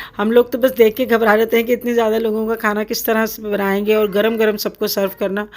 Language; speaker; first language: Urdu; native; Urdu